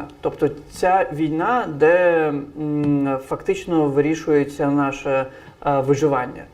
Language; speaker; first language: Ukrainian; non-native, fluent; Crimean Tatar